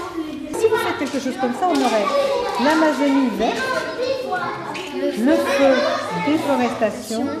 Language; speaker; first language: French; native; French